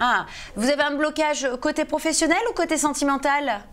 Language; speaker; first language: French; native; French